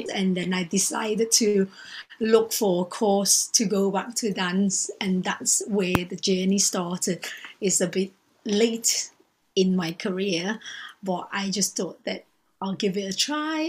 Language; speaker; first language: English; non-native, local second language; Cantonese